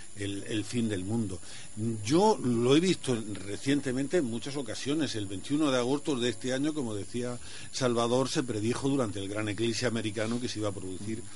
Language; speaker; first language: Spanish; native; Spanish